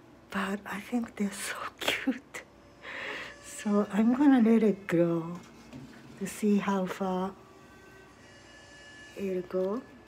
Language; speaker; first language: English; non-native, fluent; Japanese